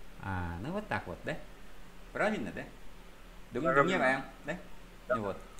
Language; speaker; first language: Russian; non-native, fluent; Vietnamese